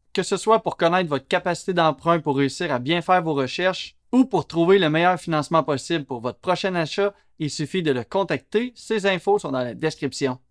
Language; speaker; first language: French; native; French